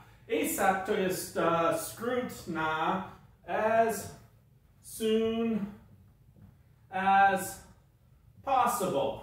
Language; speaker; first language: Polish; non-native, fluent; English